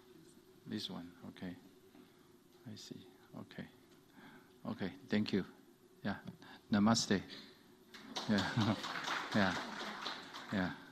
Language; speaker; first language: English; non-native, fluent; Chinese